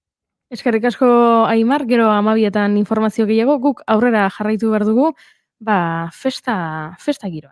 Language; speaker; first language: Basque; native; Basque